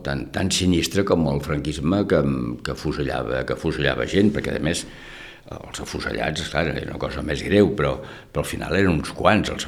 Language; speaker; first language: Catalan; early bilingual, heritage; Catalan